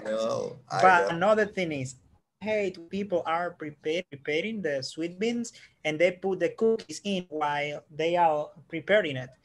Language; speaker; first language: English; non-native, learner; Spanish